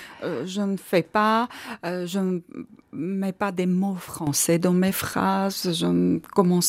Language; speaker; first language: French; non-native, fluent; Armenian